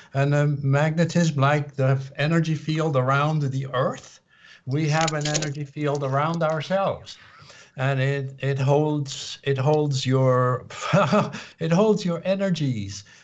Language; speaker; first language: English; non-native, fluent; Swiss German